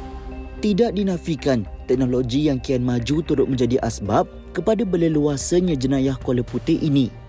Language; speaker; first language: Malay; native; Malay